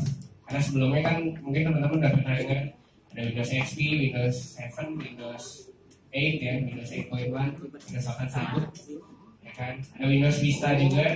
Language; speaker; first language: Indonesian; native; Indonesian